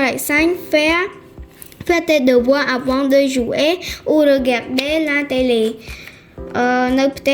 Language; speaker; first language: French; non-native, learner; Khmer